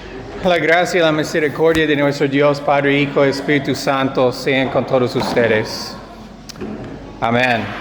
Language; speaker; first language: Spanish; non-native, fluent; English